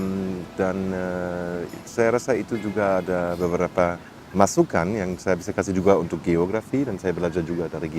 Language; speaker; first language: Indonesian; non-native, fluent; German